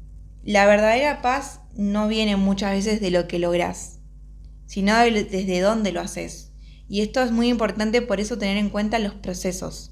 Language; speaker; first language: Spanish; native; Spanish